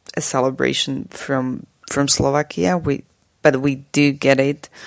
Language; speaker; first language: English; non-native, fluent; Slovak